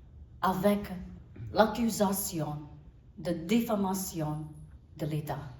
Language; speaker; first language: French; non-native, learner; Burmese